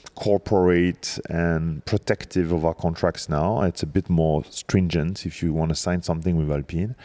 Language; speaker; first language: English; non-native, fluent; French